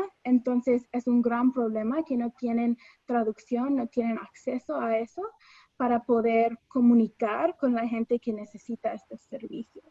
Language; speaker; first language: Spanish; non-native, fluent; English